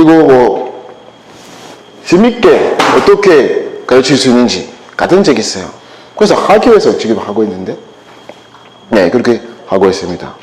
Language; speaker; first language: Korean; non-native, learner; French